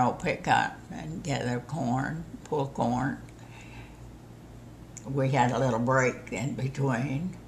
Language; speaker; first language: English; native; English